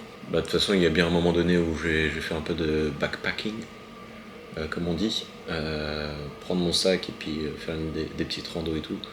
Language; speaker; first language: French; native; French